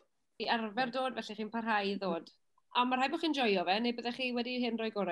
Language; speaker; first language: Welsh; native; Welsh